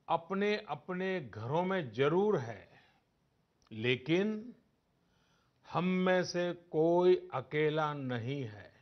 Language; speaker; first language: Hindi; non-native, local second language; Gujarati